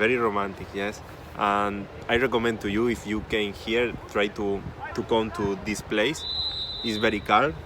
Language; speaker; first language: English; non-native, fluent; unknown